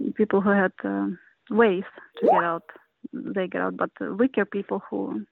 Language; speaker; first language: English; non-native, learner; Ukrainian